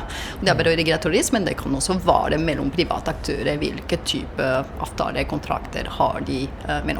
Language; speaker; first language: Norwegian; non-native, fluent; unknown